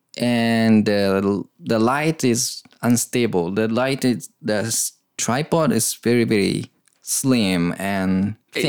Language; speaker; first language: English; non-native, learner; Japanese